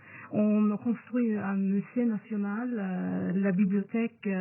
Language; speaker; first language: French; non-native, fluent; Norwegian